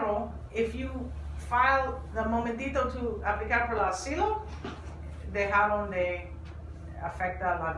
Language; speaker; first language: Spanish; non-native, learner; English